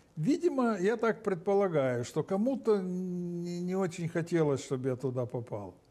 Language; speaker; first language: Russian; non-native, local second language; Romanian